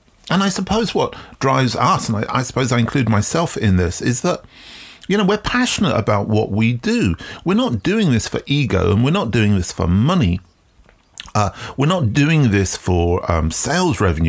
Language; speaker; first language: English; native; English